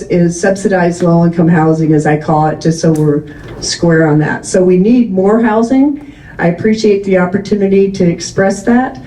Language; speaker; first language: English; native; English